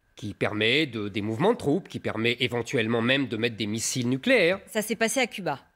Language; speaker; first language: French; native; French